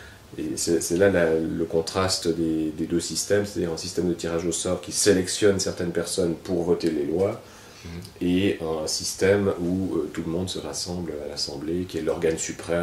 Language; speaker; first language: French; native; French